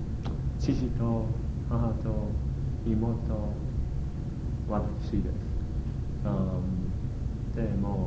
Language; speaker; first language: Japanese; non-native, learner; English